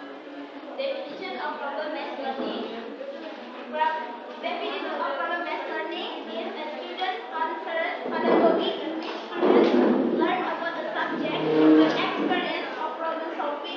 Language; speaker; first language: English; non-native, learner; Indonesian